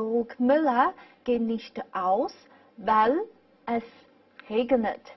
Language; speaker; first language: German; non-native, fluent; Chinese